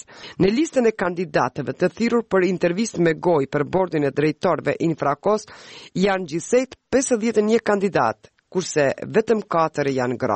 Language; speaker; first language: Albanian; native; Albanian